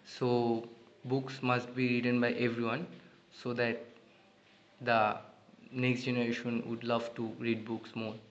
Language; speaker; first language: English; non-native, learner; Bangla